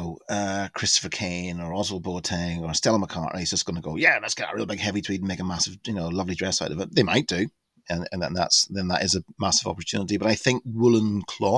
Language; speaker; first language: English; native; English